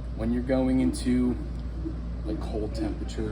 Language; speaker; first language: English; native; English